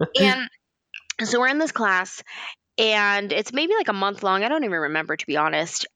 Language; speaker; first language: English; native; English